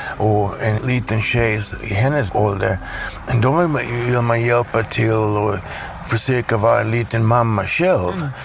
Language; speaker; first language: Swedish; early bilingual, heritage; Swedish